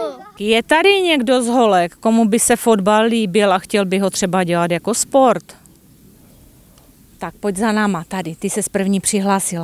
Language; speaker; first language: Czech; native; Czech